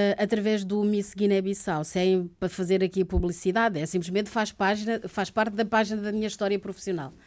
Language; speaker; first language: Portuguese; early bilingual, other home language; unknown